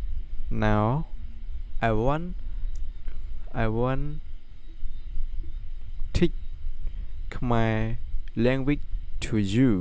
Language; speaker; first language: English; non-native, learner; Khmer